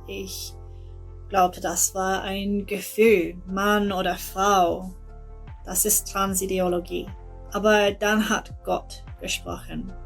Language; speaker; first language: German; non-native, learner; English